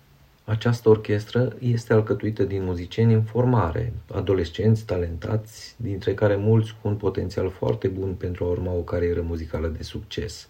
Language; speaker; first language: Romanian; native; Romanian